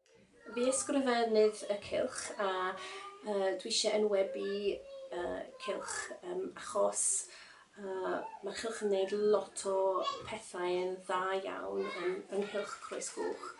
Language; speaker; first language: Welsh; non-native, learner; English